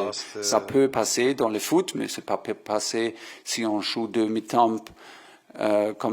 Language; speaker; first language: French; non-native, fluent; German